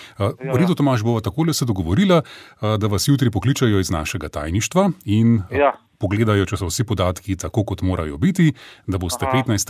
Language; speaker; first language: Slovenian; native; Slovenian